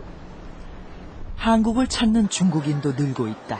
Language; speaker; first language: Korean; native; Korean